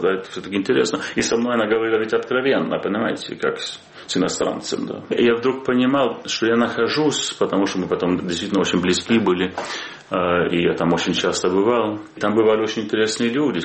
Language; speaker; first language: Russian; non-native, fluent; Swedish